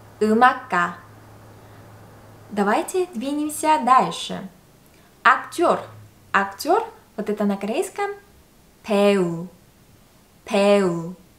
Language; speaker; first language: Russian; non-native, fluent; Korean